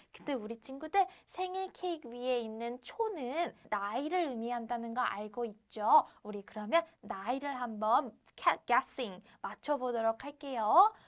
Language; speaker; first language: Korean; native; Korean